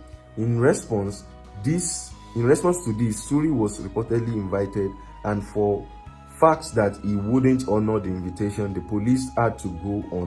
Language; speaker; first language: English; non-native, local second language; Yoruba